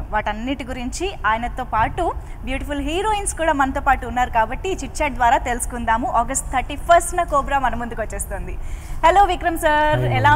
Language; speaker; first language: Telugu; native; Telugu